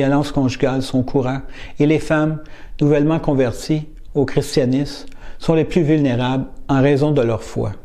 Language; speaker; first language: French; native; French